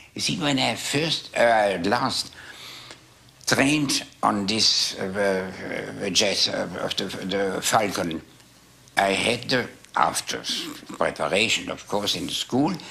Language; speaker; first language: English; non-native, fluent; German